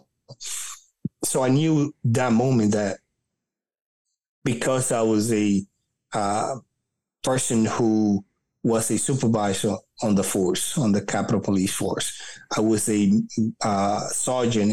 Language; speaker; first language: English; early bilingual, other home language; Spanish